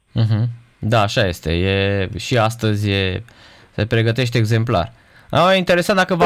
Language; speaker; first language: Romanian; native; Romanian